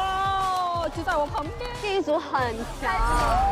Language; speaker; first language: Chinese; native; Chinese